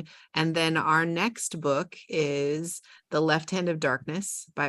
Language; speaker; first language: English; native; English